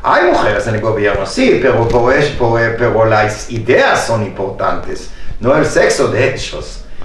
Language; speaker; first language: Spanish; non-native, fluent; Hebrew